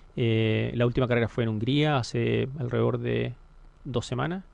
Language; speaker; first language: Spanish; native; Spanish